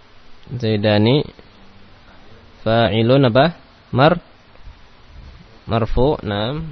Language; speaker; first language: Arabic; non-native, fluent; Indonesian